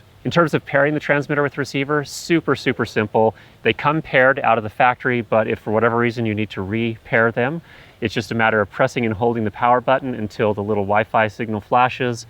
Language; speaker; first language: English; native; English